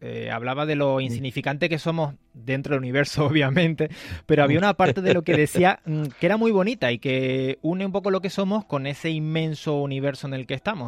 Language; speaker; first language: Spanish; native; Spanish